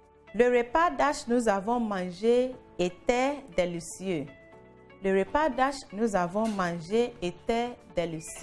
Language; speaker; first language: French; non-native, fluent; English